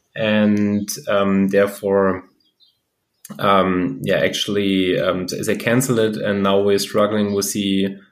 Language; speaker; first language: English; non-native, fluent; German